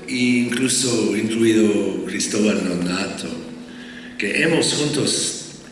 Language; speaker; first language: Spanish; non-native, fluent; English